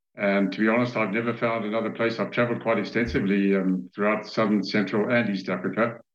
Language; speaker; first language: English; native; English